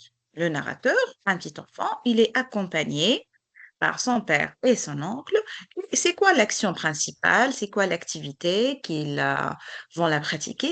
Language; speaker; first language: French; non-native, local second language; Arabic